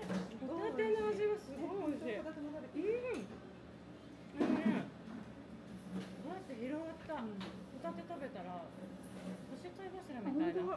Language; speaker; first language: Japanese; native; Japanese